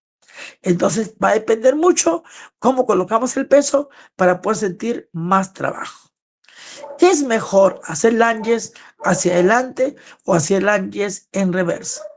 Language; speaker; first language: Spanish; native; Spanish